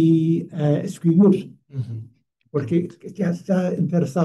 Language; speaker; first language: Spanish; non-native, fluent; English